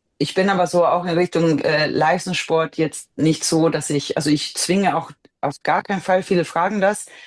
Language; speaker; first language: German; non-native, fluent; Swedish